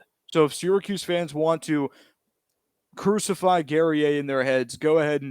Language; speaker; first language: English; native; English